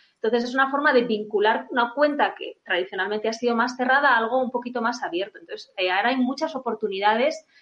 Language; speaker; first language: Spanish; non-native, fluent; Chinese